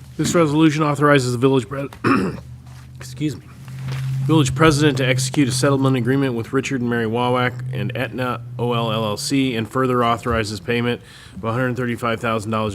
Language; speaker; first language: English; native; English